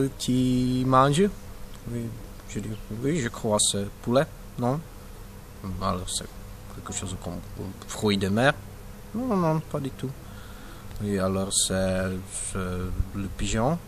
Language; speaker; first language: French; non-native, fluent; Czech